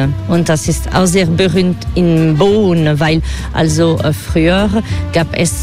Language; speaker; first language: German; non-native, fluent; French